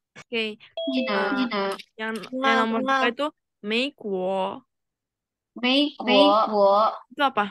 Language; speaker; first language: Chinese; non-native, fluent; Indonesian